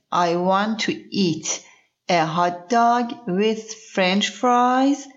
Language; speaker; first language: English; non-native, learner; Persian